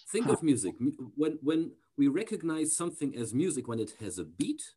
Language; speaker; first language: English; non-native, fluent; German